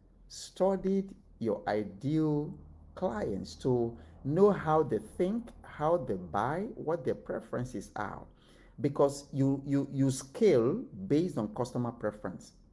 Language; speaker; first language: English; non-native, local second language; Igbo